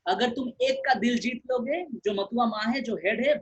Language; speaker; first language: Hindi; non-native, local second language; Bangla